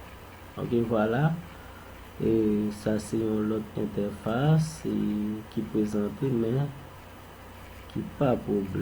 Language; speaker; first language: French; non-native, local second language; Haitian Creole